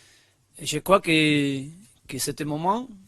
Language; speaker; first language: French; non-native, learner; Spanish